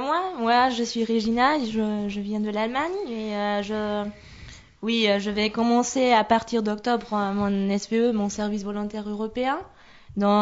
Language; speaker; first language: French; non-native, fluent; German